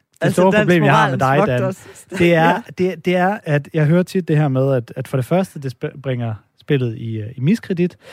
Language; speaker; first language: Danish; native; Danish